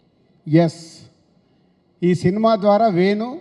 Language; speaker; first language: Telugu; native; Telugu